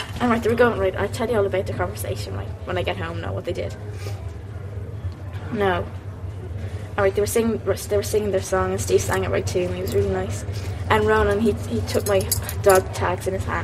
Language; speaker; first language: English; native; English